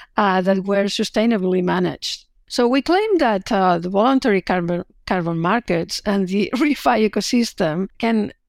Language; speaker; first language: English; non-native, fluent; Catalan